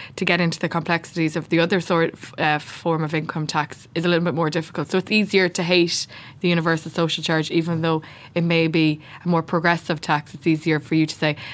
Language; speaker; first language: English; native; English